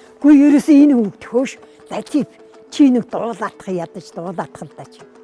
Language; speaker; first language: Mongolian; native; Mongolian